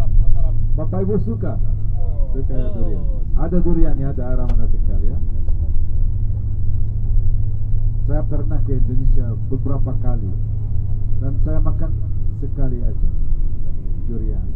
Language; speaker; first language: Indonesian; non-native, fluent; Arabic